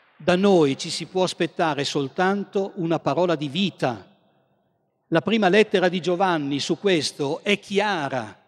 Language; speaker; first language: Italian; native; Italian